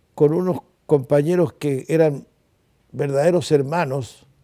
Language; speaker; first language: Spanish; native; Spanish